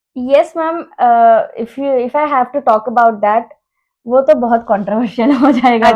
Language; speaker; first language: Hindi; non-native, local second language; Telugu